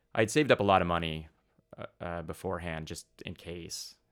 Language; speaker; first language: English; native; English